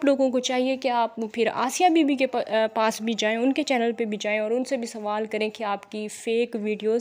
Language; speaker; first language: Hindi; non-native, local second language; Punjabi